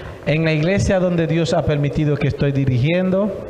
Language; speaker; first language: Spanish; non-native, fluent; Haitian Creole